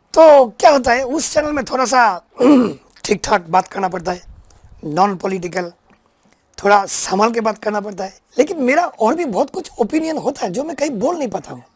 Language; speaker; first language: Hindi; non-native, local second language; Bangla